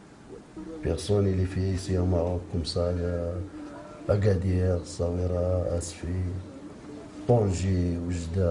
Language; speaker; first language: French; non-native, local second language; Arabic